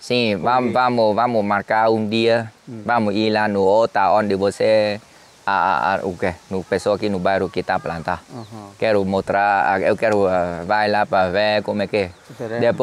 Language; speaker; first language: Portuguese; non-native, learner; Vietnamese